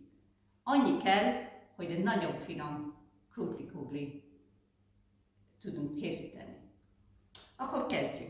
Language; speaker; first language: Hungarian; early bilingual, heritage; Hungarian